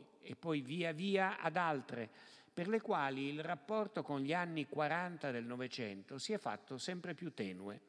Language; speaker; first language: Italian; native; Italian